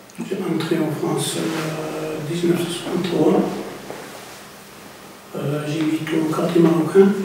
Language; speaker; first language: French; non-native, learner; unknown